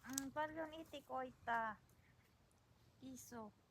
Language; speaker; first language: Finnish; non-native, learner; Filipino